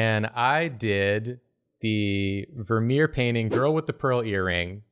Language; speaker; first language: English; native; English